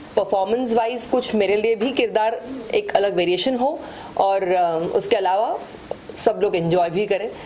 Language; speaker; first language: Hindi; non-native, local second language; Kannada